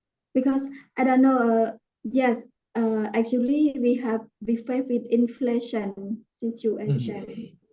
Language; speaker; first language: English; non-native, learner; Khmer